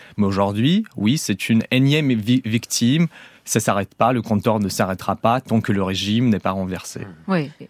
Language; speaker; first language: French; non-native, fluent; Russian